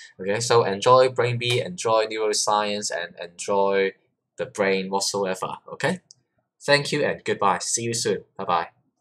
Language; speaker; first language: English; non-native, local second language; Cantonese